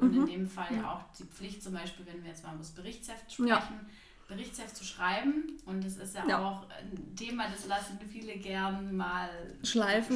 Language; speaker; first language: German; native; German